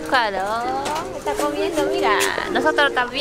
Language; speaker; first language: Spanish; non-native, learner; Japanese